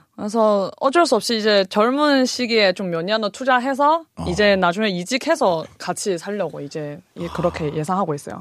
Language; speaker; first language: Korean; non-native, fluent; Chinese